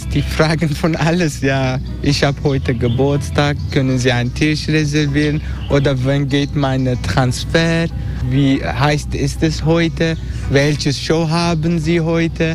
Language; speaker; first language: German; non-native, learner; Turkish